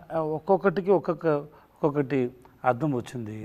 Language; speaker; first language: Telugu; non-native, learner; Tamil